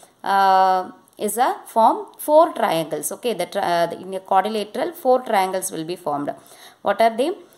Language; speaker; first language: English; non-native, local second language; Tamil